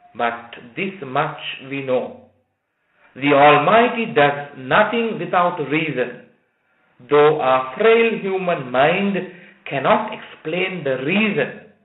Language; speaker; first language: English; non-native, local second language; Sinhala